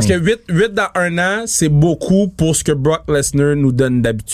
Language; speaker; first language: French; native; French